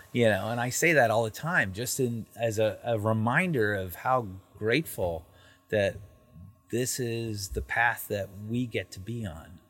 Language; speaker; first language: English; native; English